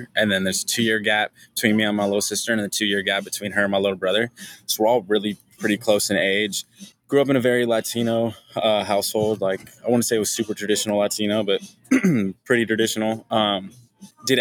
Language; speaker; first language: English; native; English